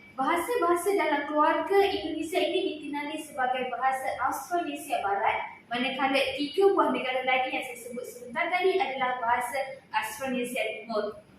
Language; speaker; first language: Malay; native; Malay